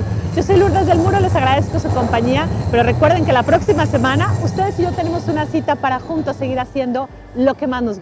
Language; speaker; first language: Spanish; native; Spanish